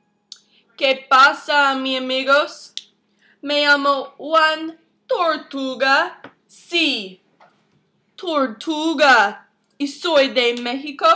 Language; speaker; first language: Spanish; non-native, learner; English